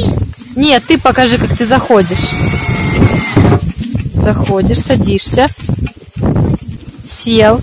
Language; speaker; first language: Russian; native; Russian